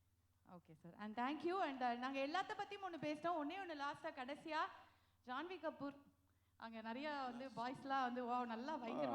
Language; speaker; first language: Tamil; native; Tamil